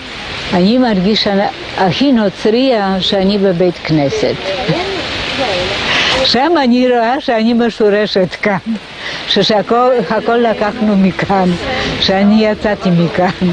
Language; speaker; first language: Hebrew; non-native, fluent; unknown